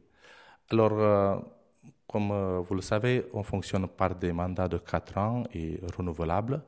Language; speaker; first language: French; non-native, fluent; Romanian